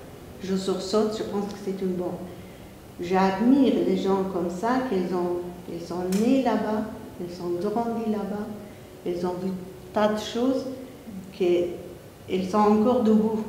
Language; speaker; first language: French; non-native, fluent; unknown